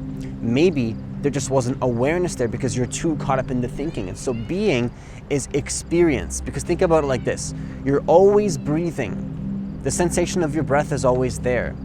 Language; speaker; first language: English; native; English